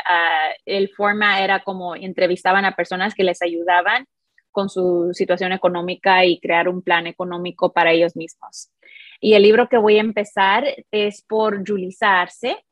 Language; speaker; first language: Spanish; early bilingual, heritage; Spanish